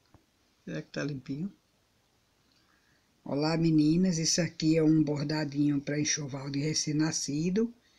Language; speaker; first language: Portuguese; native; Portuguese